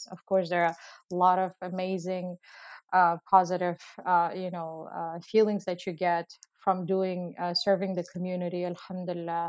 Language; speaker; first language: English; non-native, fluent; Uzbek